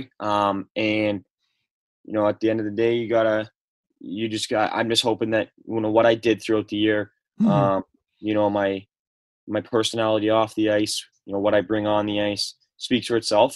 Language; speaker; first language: English; native; English